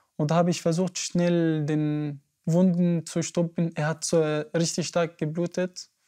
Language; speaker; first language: German; non-native, learner; Arabic